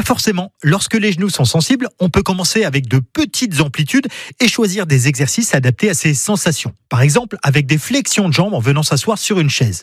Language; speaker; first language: French; native; French